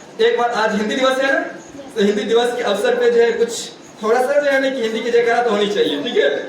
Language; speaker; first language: Hindi; native; Hindi